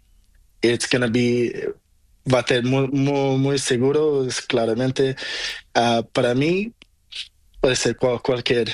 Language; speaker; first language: Spanish; non-native, learner; Portuguese